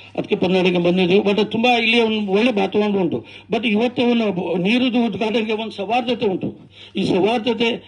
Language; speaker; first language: Kannada; non-native, local second language; Urdu